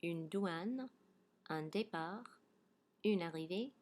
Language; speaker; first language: French; non-native, fluent; English